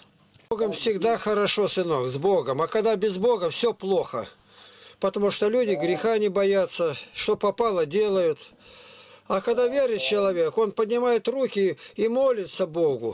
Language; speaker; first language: Russian; native; Russian